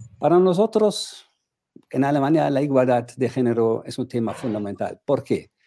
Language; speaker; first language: Spanish; non-native, fluent; German